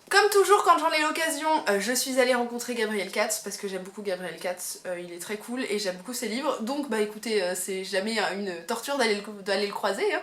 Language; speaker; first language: French; native; French